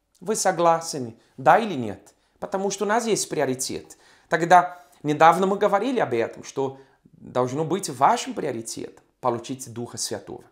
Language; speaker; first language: Russian; non-native, fluent; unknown